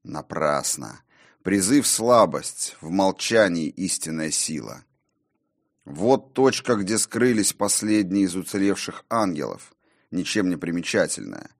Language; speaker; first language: Russian; native; Russian